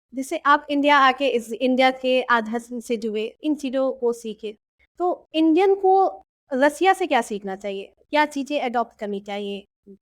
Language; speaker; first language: Hindi; native; Hindi